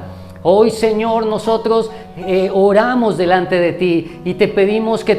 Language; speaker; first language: Spanish; native; Spanish